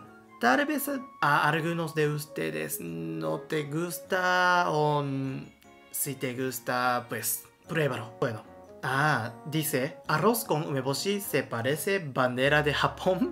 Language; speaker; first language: Spanish; non-native, learner; Japanese